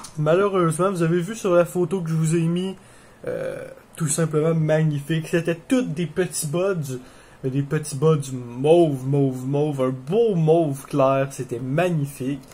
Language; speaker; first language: French; native; French